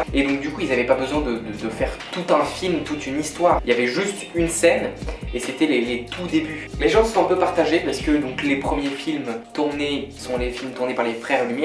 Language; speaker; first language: French; native; French